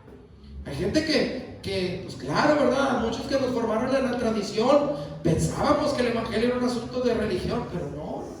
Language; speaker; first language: Spanish; native; Spanish